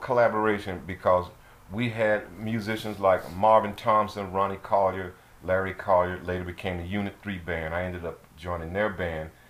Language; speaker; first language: English; native; English